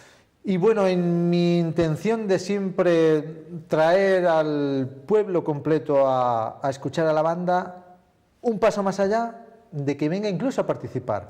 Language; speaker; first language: Spanish; native; Spanish